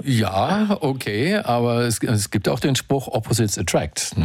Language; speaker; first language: German; native; German